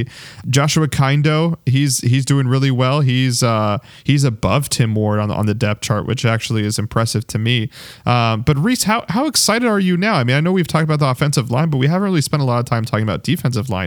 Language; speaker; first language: English; native; English